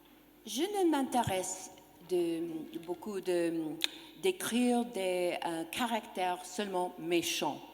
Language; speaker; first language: French; non-native, learner; English